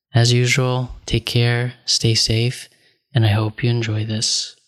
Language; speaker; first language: English; native; English